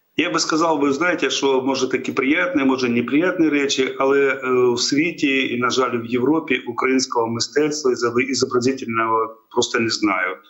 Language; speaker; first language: Ukrainian; native; Ukrainian